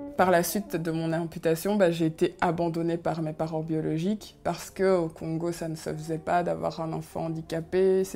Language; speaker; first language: French; early bilingual, other home language; Kinyarwanda